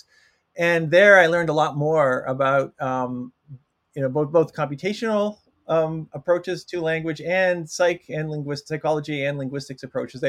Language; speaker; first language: English; native; English